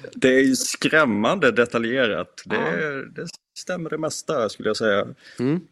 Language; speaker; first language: Swedish; native; Swedish